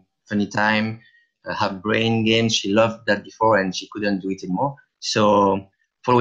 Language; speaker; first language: English; non-native, fluent; French